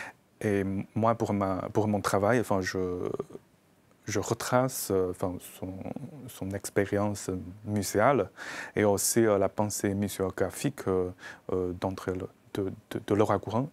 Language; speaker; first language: French; non-native, fluent; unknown